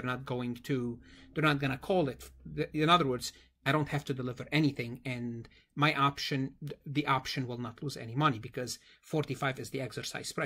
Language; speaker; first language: English; non-native, fluent; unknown